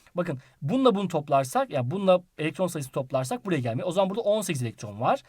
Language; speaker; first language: Turkish; native; Turkish